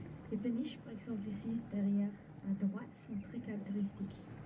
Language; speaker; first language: French; non-native, learner; Danish